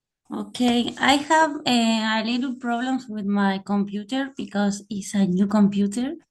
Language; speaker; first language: English; non-native, learner; Spanish